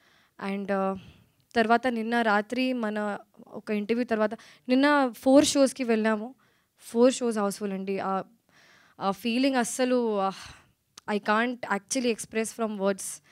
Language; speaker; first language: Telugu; non-native, learner; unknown